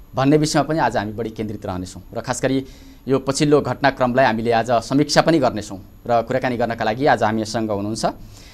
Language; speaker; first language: Nepali; native; Nepali